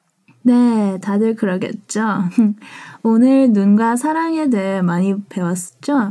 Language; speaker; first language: Korean; early bilingual, heritage; Korean